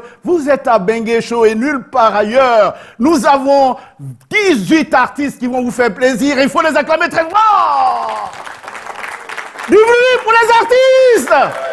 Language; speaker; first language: French; native; French